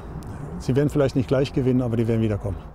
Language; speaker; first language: German; native; German